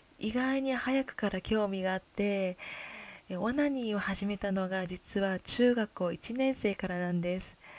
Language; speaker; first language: Japanese; native; Japanese